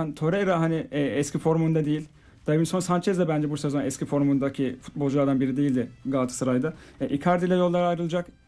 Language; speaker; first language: Turkish; native; Turkish